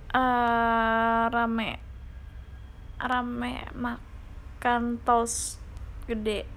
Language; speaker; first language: Indonesian; native; Indonesian